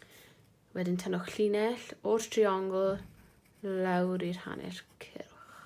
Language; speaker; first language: Welsh; non-native, local second language; English